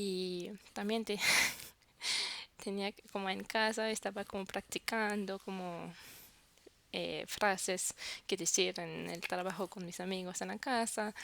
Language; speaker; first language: Spanish; non-native, fluent; French